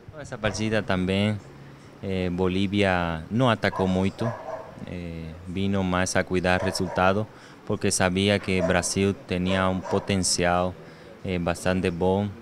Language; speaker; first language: Portuguese; non-native, learner; Spanish